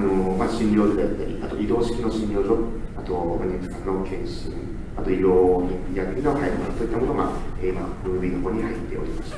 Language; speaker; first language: Japanese; native; Japanese